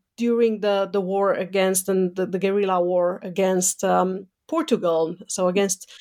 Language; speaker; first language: English; non-native, fluent; Romanian